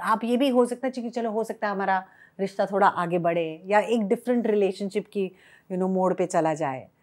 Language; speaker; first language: Hindi; native; Hindi